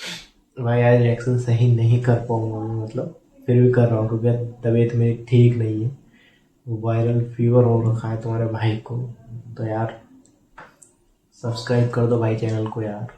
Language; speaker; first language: Hindi; native; Hindi